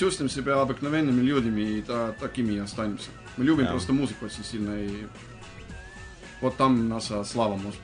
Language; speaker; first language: Russian; non-native, fluent; Estonian